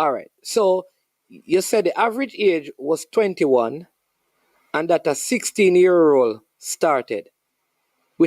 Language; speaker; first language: English; non-native, local second language; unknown